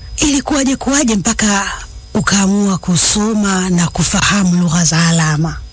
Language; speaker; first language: Swahili; native; Swahili